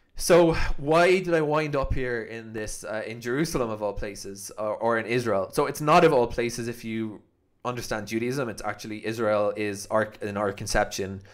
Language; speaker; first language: English; native; English